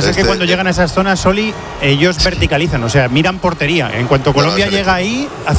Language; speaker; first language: Spanish; native; Spanish